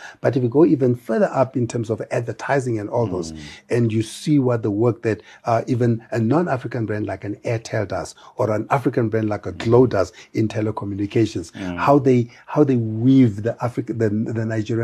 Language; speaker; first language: English; non-native, local second language; Tswana